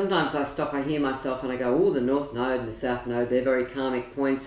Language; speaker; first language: English; native; English